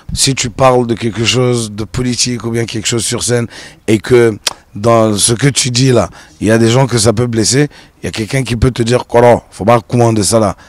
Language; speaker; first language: French; non-native, local second language; Arabic